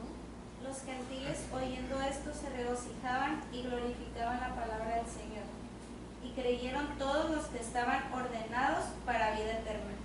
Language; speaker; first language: Spanish; native; Spanish